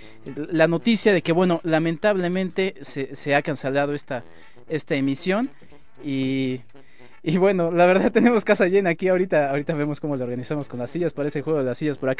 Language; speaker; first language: Spanish; native; Spanish